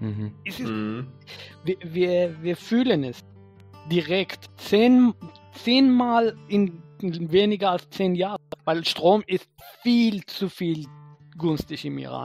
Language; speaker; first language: German; non-native, fluent; Persian